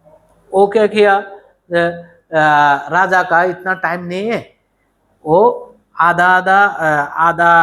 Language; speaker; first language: Hindi; non-native, learner; Bangla